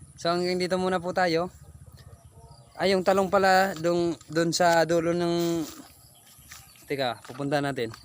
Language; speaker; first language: Filipino; non-native, local second language; Bikol